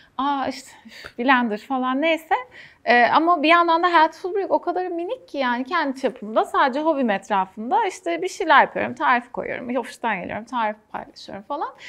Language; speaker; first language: Turkish; native; Turkish